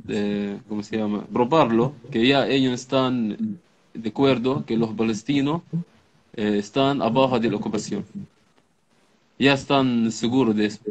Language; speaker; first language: Spanish; non-native, learner; Arabic